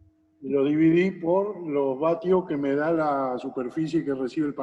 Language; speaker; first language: Spanish; native; Spanish